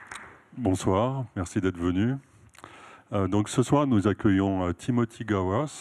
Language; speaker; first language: French; native; French